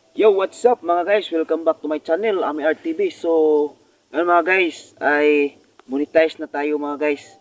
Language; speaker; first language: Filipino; non-native, local second language; Cebuano